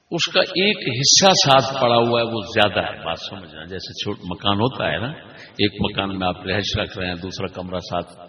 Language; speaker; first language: Urdu; non-native, local second language; Punjabi